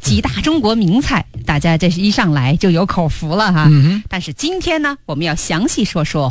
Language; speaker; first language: Chinese; native; Chinese